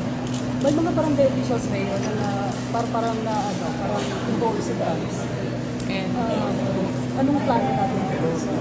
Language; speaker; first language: Filipino; native; Filipino